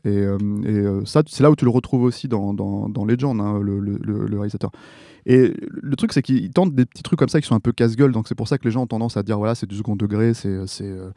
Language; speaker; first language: French; native; French